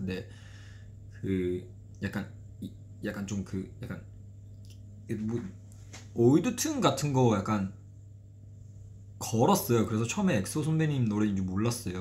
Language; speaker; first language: Korean; non-native, fluent; Chinese